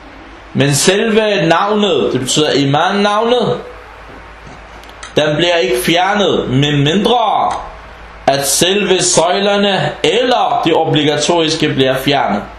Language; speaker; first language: Danish; early bilingual, other home language; Arabic